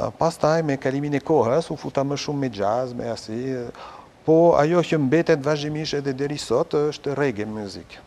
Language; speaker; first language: Albanian; non-native, fluent; French